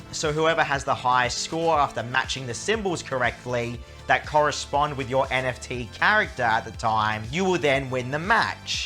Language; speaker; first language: English; native; English